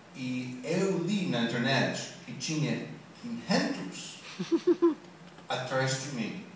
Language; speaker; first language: Portuguese; non-native, learner; English